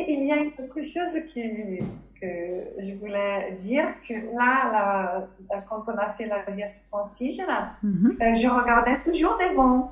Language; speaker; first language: French; non-native, fluent; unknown